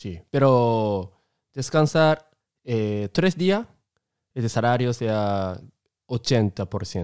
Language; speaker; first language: Spanish; non-native, learner; Japanese